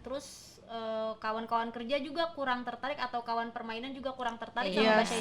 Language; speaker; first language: Indonesian; native; Indonesian